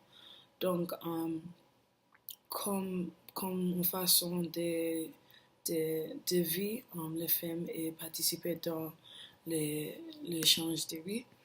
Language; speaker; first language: French; non-native, learner; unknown